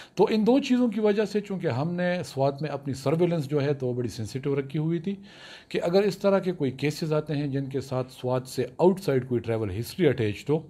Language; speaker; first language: Urdu; non-native, local second language; Pashto